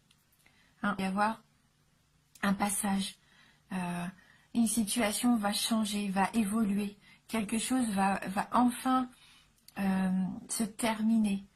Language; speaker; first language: French; native; French